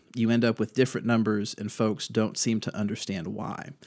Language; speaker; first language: English; native; English